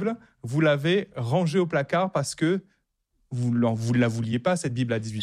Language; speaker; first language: French; native; French